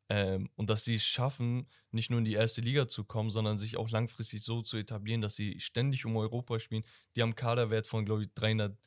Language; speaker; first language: German; early bilingual, other home language; Turkish